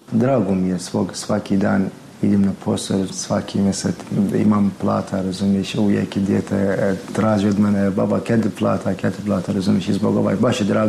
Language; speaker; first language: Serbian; non-native, learner; Persian